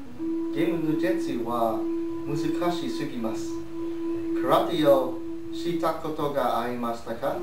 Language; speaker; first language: Japanese; non-native, learner; English